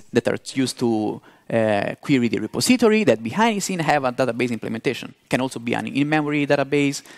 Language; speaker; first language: English; non-native, fluent; Italian